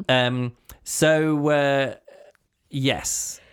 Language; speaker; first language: English; native; English